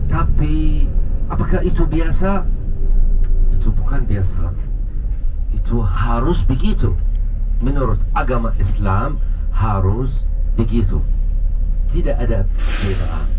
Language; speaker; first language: Indonesian; non-native, fluent; Arabic